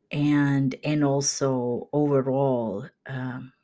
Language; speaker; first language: English; non-native, fluent; Swedish